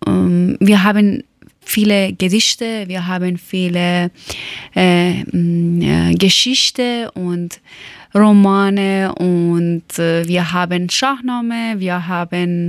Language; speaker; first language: German; non-native, learner; Persian